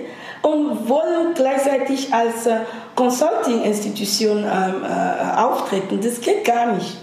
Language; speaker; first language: German; non-native, fluent; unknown